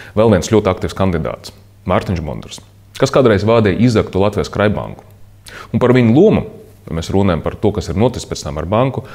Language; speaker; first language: Latvian; non-native, local second language; Russian